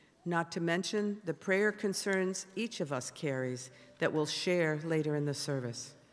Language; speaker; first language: English; native; English